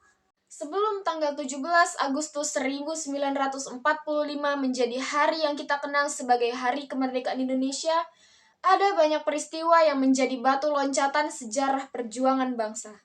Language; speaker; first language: Indonesian; native; Indonesian